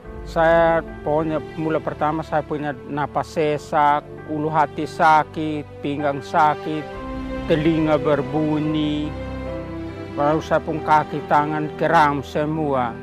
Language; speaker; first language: Indonesian; non-native, local second language; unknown